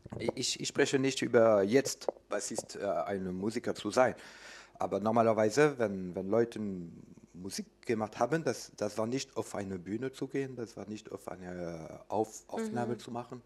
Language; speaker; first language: German; non-native, learner; French